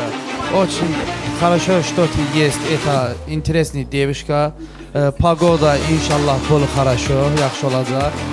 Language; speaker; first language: Russian; non-native, learner; Azerbaijani